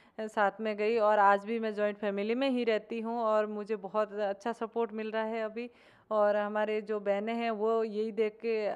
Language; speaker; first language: Hindi; native; Hindi